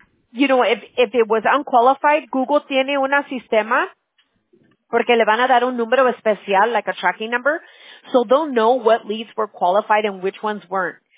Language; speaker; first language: English; early bilingual, other home language; Spanish